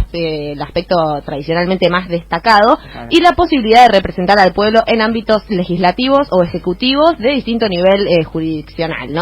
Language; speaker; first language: Spanish; native; Spanish